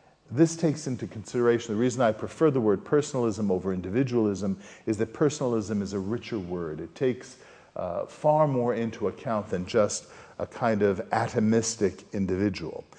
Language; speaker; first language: English; native; English